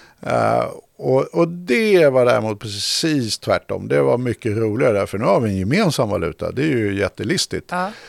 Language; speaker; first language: Swedish; native; Swedish